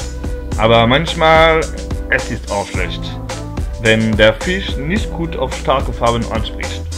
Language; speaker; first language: German; non-native, fluent; French